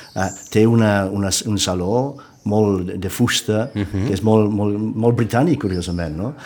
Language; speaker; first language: Catalan; non-native, fluent; English